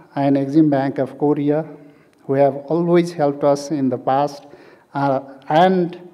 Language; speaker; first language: English; non-native, local second language; Nepali